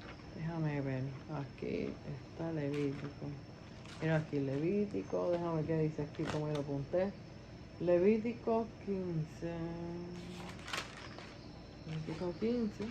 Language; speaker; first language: Spanish; early bilingual, heritage; Spanish